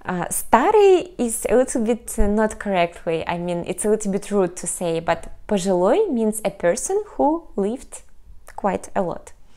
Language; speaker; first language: English; non-native, fluent; Russian